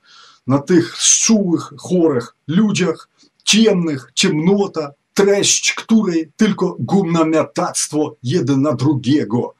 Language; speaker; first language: Polish; non-native, fluent; Ukrainian